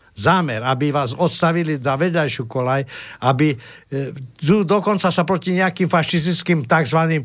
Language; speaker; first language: Slovak; native; Slovak